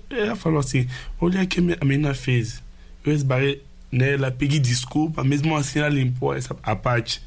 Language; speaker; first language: Portuguese; non-native, fluent; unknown